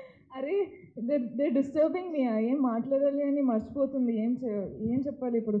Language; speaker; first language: Telugu; non-native, fluent; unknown